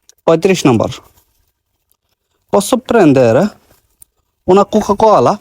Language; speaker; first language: Italian; non-native, learner; Bangla